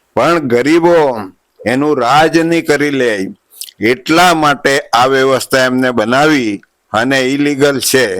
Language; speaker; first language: Gujarati; non-native, local second language; Vasavi